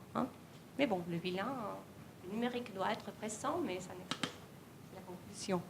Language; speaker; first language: French; non-native, fluent; Spanish